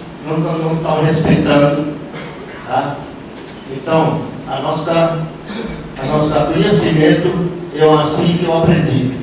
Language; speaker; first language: Portuguese; non-native, local second language; Yanomámi